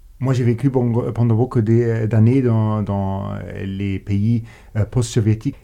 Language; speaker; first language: French; non-native, local second language; Luxembourgish